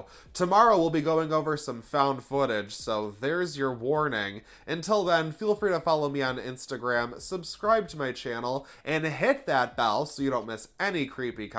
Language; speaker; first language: English; native; English